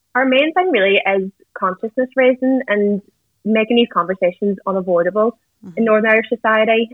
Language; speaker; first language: English; native; English